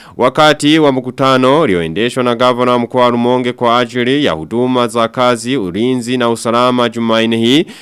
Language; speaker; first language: Swahili; non-native, local second language; Rundi